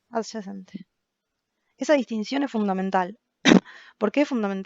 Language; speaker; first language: Spanish; native; Spanish